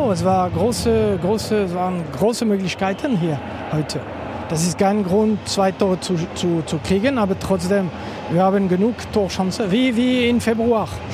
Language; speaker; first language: German; non-native, local second language; French